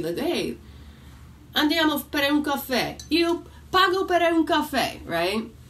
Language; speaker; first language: Italian; non-native, learner; English